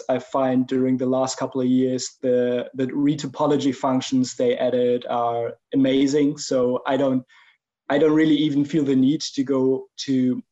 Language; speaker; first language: English; non-native, fluent; German